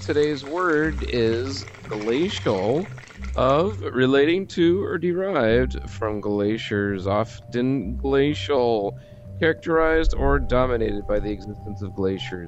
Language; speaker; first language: English; native; English